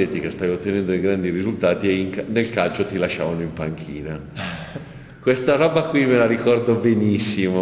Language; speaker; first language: Italian; native; Italian